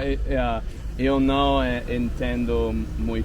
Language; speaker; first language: Portuguese; non-native, learner; English